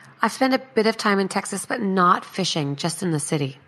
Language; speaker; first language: English; native; English